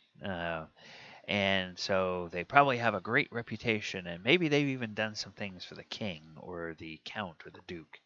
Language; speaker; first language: English; native; English